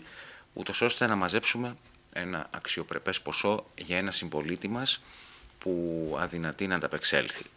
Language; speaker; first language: Greek; native; Greek